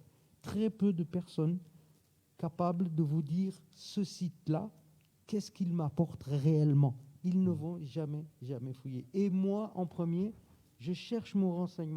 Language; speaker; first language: French; native; French